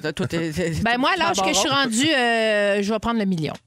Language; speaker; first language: French; native; French